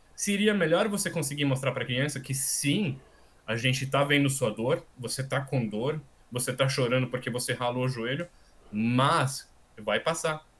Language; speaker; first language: Portuguese; non-native, fluent; German